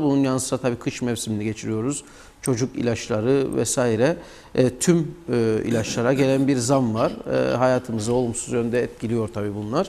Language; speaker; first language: Turkish; native; Turkish